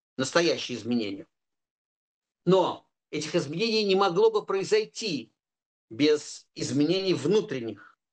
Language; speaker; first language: Russian; native; Russian